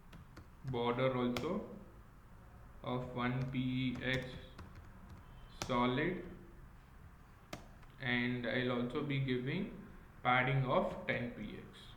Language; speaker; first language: English; non-native, local second language; Kannada